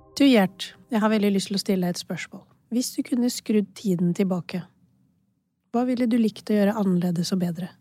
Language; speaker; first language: Norwegian; early bilingual, other home language; Urdu